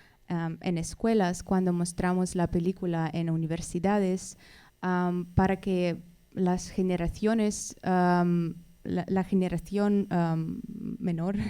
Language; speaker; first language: Spanish; non-native, fluent; Russian